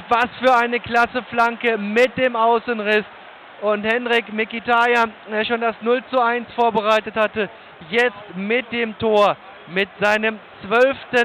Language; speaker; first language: German; native; German